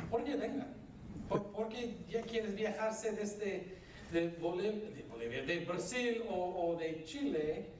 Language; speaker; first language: Spanish; non-native, fluent; English